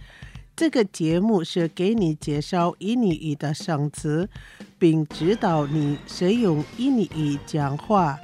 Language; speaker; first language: Chinese; non-native, local second language; Indonesian